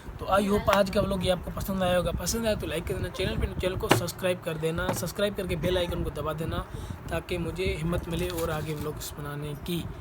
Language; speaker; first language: Urdu; non-native, local second language; Sindhi